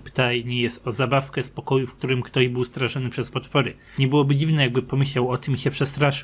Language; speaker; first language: Polish; native; Polish